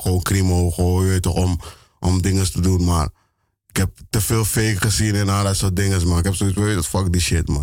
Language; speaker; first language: Dutch; native; Dutch